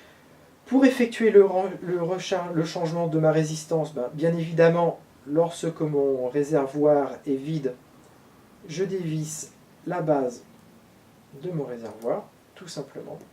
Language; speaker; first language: French; native; French